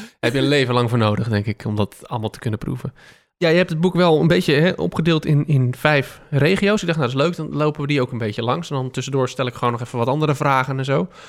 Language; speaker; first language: Dutch; native; Dutch